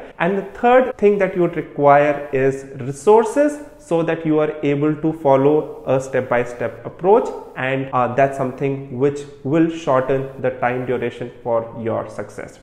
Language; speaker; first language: English; non-native, local second language; Hindi